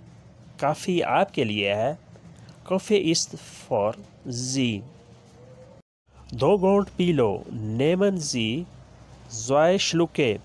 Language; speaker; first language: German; non-native, fluent; Urdu